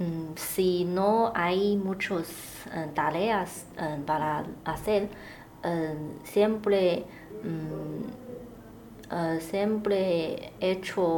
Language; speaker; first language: Spanish; non-native, learner; Chinese